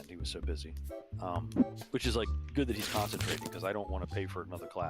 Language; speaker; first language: English; native; English